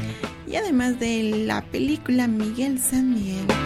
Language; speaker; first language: Spanish; native; Spanish